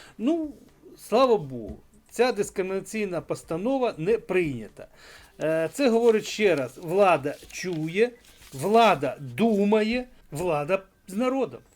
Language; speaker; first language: Ukrainian; non-native, local second language; Russian